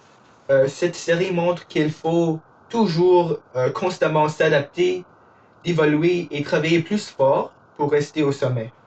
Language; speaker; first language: French; non-native, learner; English